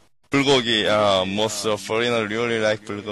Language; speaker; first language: English; non-native, learner; Korean